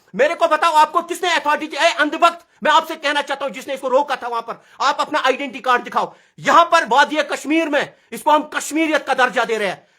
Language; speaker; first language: Urdu; non-native, local second language; Kashmiri